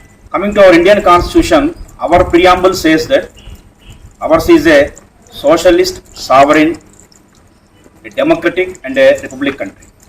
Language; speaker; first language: English; non-native, local second language; Telugu